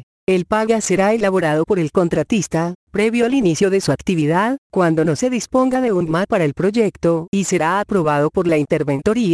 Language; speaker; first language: Spanish; native; Spanish